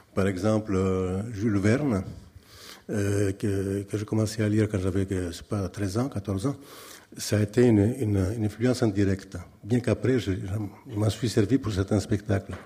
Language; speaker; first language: French; non-native, fluent; Greek